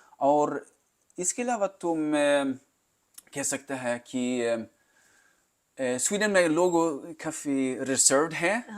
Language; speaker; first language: Hindi; non-native, learner; Swedish